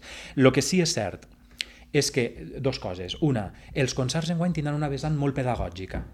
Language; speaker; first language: Catalan; native; Catalan